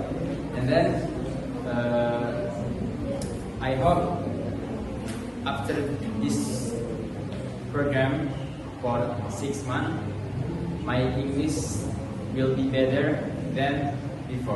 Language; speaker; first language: English; non-native, learner; Indonesian